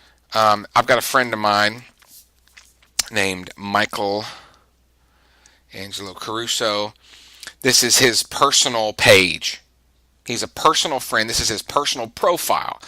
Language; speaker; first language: English; native; English